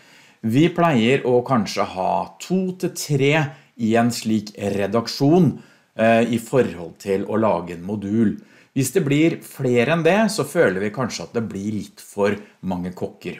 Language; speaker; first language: Norwegian; native; Norwegian